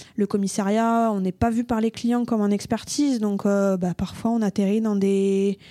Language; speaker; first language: French; native; French